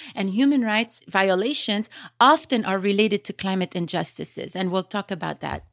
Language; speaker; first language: English; early bilingual, other home language; Arabic